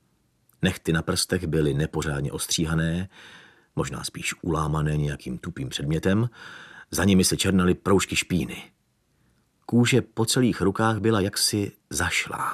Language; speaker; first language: Czech; native; Czech